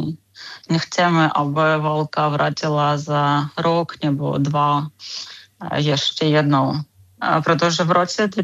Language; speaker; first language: Czech; non-native, fluent; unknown